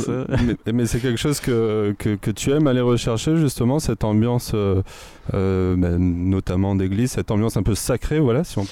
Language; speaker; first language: French; native; French